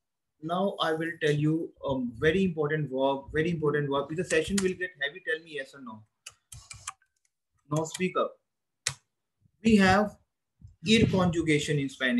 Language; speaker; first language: English; non-native, local second language; Hindi